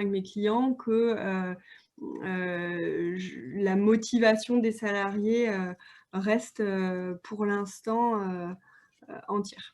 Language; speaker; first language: French; native; French